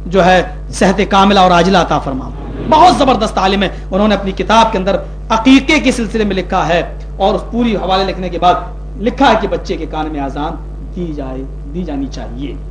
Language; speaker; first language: Urdu; native; Urdu